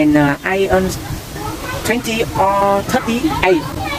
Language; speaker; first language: English; non-native, learner; Vietnamese